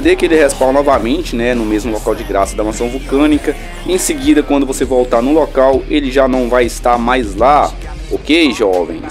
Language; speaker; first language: Portuguese; native; Portuguese